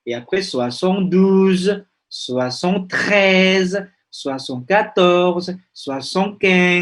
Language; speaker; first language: French; non-native, fluent; Indonesian